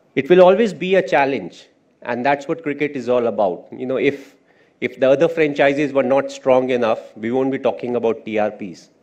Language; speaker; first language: English; non-native, local second language; Hindi